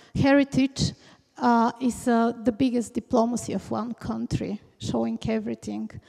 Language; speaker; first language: English; non-native, fluent; Bulgarian